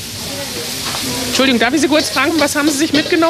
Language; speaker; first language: German; native; German